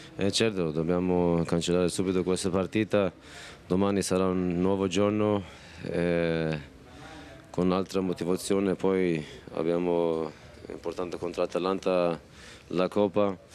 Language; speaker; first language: Italian; non-native, fluent; Turkish